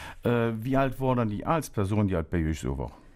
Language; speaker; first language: German; native; German